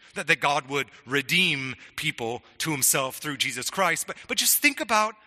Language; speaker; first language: English; native; English